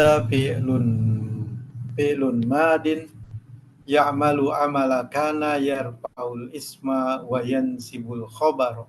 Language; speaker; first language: Arabic; non-native, learner; Indonesian